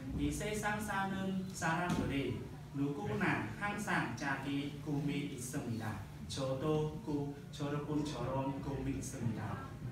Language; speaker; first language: Korean; non-native, learner; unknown